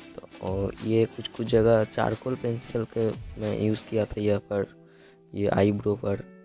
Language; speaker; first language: Hindi; non-native, local second language; Bangla